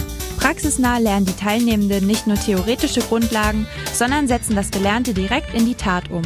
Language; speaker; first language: German; native; German